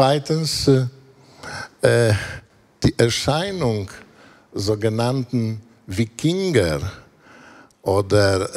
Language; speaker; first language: German; non-native, fluent; Polish